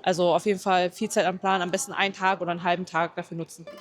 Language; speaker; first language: German; native; German